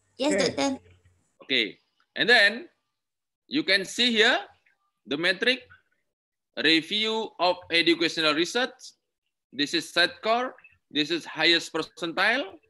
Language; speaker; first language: English; non-native, learner; Indonesian